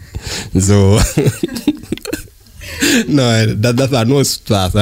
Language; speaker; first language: German; non-native, learner; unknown